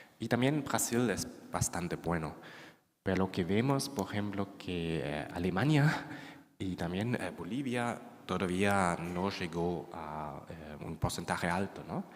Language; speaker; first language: Spanish; non-native, fluent; German